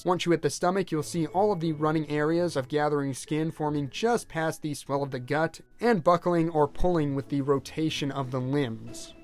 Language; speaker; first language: English; native; English